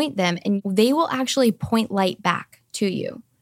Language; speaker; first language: English; native; English